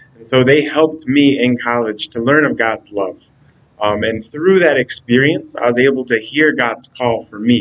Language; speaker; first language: English; native; English